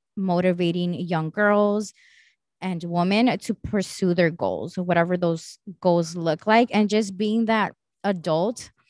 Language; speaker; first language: English; early bilingual, other home language; Spanish